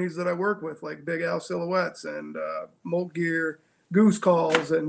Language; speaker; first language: English; native; English